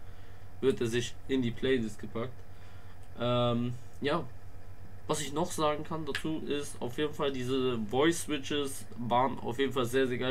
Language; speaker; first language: German; native; German